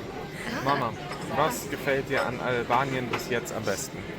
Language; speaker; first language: German; native; German